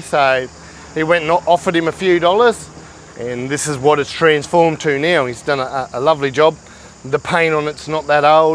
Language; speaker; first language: English; native; English